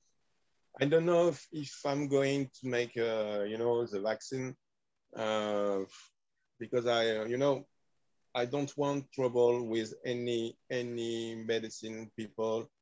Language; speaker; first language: English; non-native, learner; French